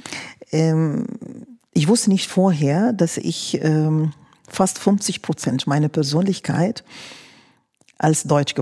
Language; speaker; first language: German; non-native, fluent; Arabic